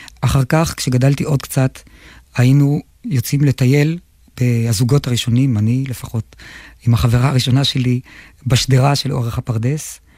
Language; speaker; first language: Hebrew; native; Hebrew